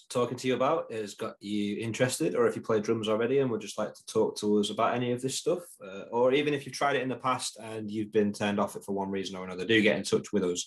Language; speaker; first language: English; native; English